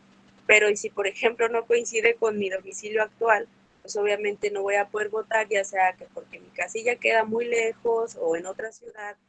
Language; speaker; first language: Spanish; native; Spanish